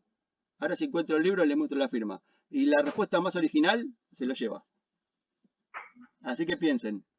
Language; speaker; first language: Spanish; native; Spanish